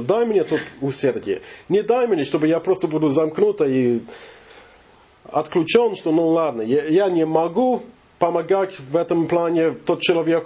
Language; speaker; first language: Russian; non-native, fluent; English